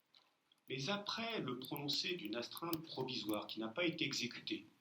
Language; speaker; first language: French; native; French